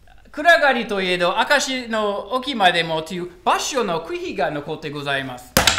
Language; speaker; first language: Japanese; non-native, fluent; English